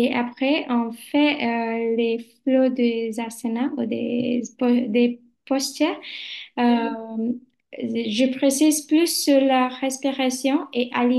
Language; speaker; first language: French; non-native, learner; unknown